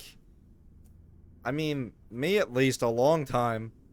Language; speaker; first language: English; native; English